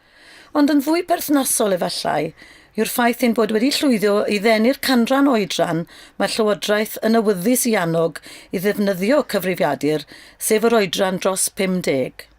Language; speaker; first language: Welsh; native; Welsh